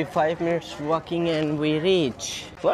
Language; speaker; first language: English; non-native, learner; Urdu